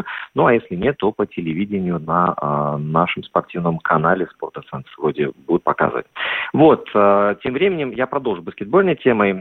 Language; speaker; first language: Russian; native; Russian